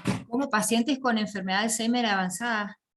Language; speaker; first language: Spanish; native; Spanish